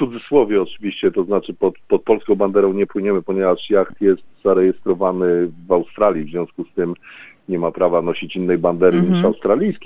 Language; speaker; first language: Polish; native; Polish